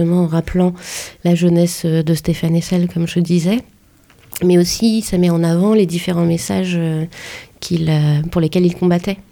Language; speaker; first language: French; native; French